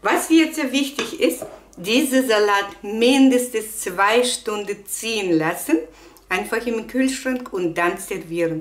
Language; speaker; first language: German; non-native, fluent; Russian